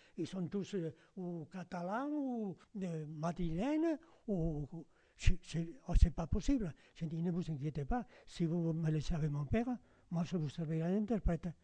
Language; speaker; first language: French; non-native, fluent; Spanish